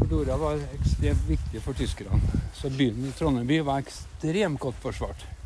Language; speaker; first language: Norwegian; native; Norwegian